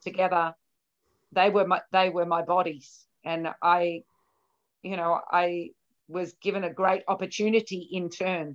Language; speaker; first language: English; native; English